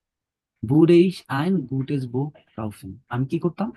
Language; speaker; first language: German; non-native, learner; Bangla